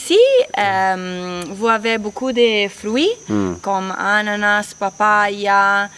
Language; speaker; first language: French; non-native, learner; Italian